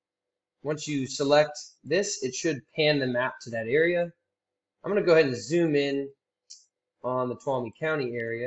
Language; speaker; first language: English; native; English